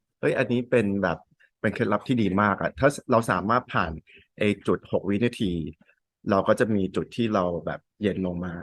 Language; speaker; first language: Thai; early bilingual, heritage; Thai